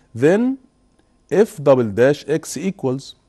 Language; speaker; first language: English; non-native, fluent; Arabic